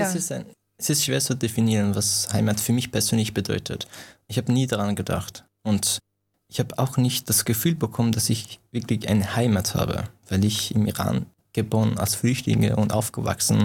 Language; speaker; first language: German; non-native, fluent; Persian